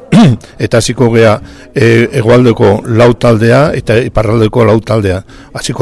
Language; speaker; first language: Basque; non-native, learner; Spanish